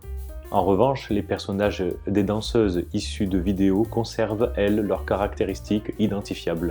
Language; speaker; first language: French; native; French